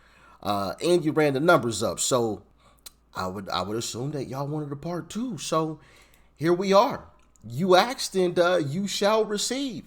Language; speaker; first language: English; native; English